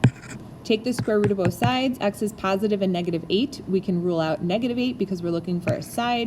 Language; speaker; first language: English; native; English